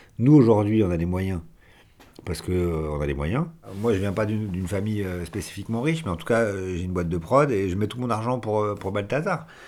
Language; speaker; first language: French; native; French